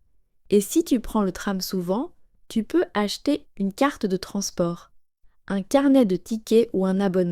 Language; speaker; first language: French; native; French